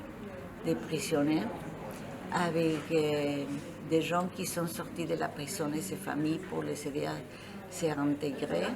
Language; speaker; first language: French; non-native, fluent; Spanish